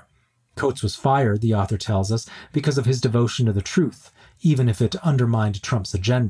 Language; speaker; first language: English; native; English